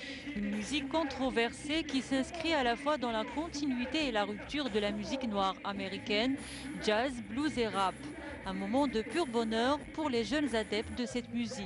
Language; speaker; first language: French; non-native, local second language; Arabic